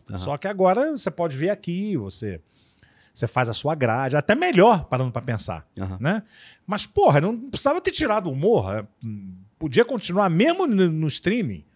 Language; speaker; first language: Portuguese; native; Portuguese